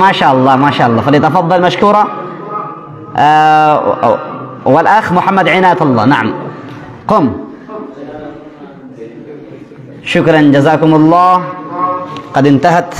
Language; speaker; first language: Arabic; non-native, fluent; Urdu